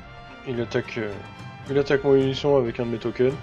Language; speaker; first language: French; native; French